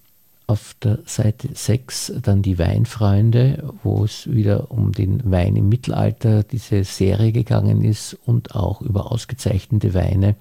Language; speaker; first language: German; native; German